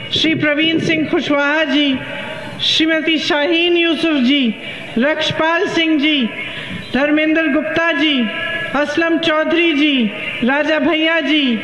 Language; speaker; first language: Hindi; native; Hindi